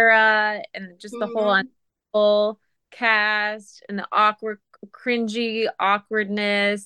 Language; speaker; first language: English; native; English